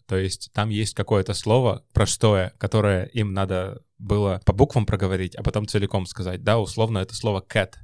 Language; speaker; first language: Russian; native; Russian